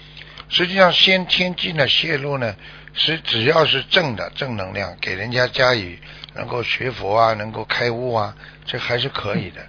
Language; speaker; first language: Chinese; native; Chinese